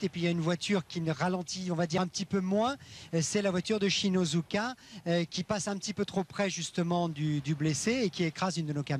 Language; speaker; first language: French; native; French